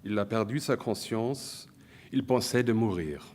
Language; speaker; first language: French; non-native, fluent; German